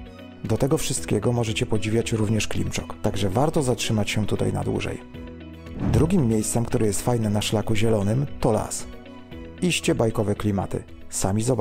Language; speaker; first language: Polish; native; Polish